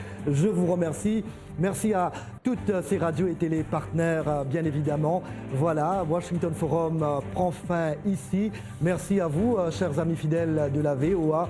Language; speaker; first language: French; native; French